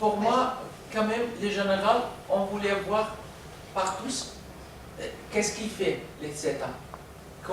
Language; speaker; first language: French; non-native, learner; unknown